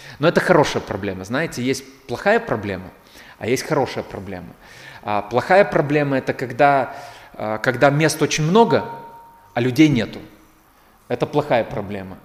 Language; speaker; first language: Russian; native; Russian